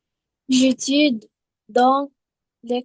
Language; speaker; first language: French; non-native, learner; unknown